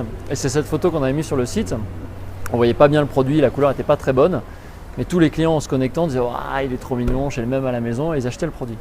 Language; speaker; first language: French; native; French